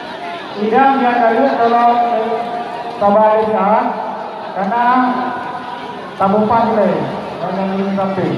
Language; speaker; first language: Indonesian; non-native, local second language; Achinese